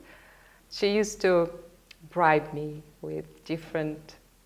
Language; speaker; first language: English; non-native, fluent; Russian